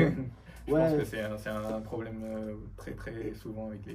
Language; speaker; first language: French; early bilingual, other home language; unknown